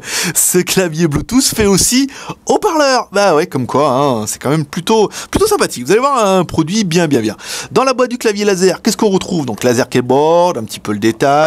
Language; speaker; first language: French; native; French